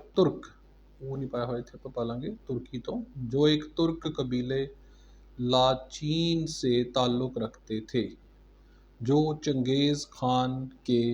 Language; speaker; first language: Urdu; non-native, local second language; Punjabi